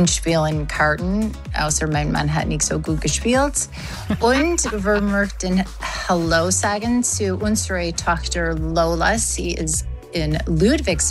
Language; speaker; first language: German; non-native, learner; English